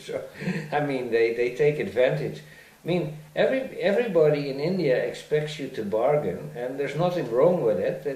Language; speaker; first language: English; non-native, fluent; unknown